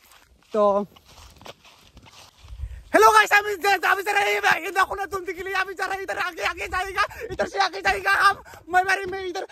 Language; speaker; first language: Hindi; non-native, local second language; Bodo